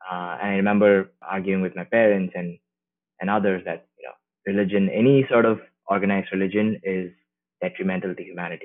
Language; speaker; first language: English; non-native, local second language; Tamil